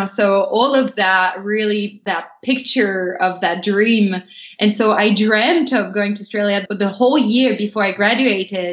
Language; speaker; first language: English; non-native, fluent; French